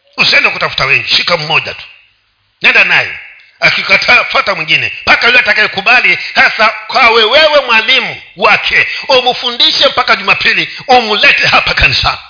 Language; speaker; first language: Swahili; non-native, local second language; Giryama